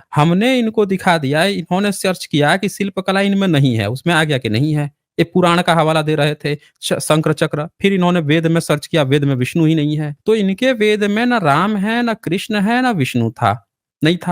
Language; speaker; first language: Hindi; native; Hindi